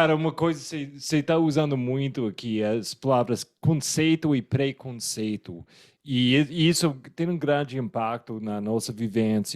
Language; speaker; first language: Portuguese; non-native, fluent; English